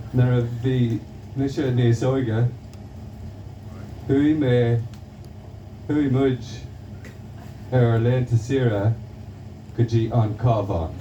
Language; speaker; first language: Irish; non-native, local second language; English